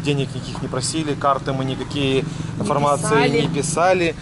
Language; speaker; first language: Russian; native; Russian